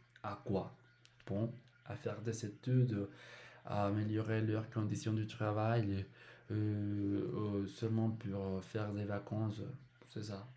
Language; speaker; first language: French; non-native, learner; Spanish